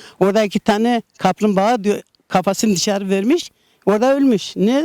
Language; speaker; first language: Turkish; non-native, local second language; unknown